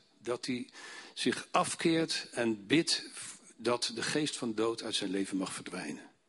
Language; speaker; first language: Dutch; native; Dutch